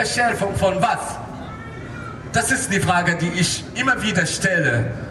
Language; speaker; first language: German; non-native, local second language; Arabic